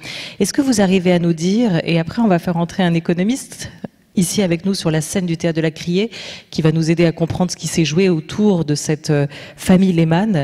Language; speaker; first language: French; native; French